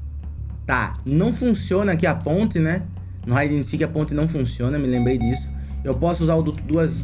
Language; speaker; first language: Portuguese; native; Portuguese